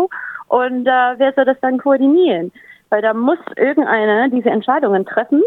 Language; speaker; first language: German; native; German